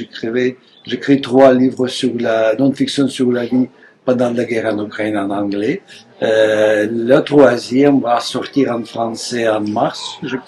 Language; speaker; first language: French; non-native, fluent; Russian